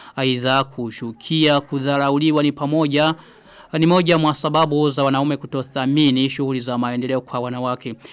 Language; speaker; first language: Swahili; non-native, local second language; Rundi